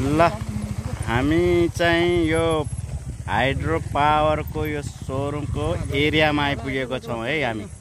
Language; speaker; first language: Nepali; non-native, local second language; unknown